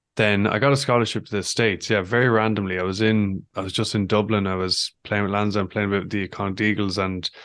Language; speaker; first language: English; native; English